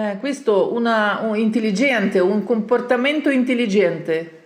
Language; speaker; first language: Italian; non-native, learner; Ukrainian